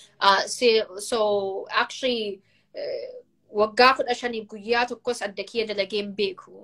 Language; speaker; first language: Oromo; native; Oromo